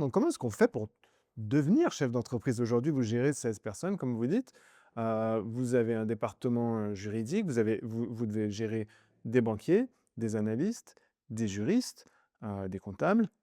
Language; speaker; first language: French; native; French